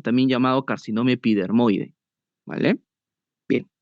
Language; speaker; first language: Spanish; native; Spanish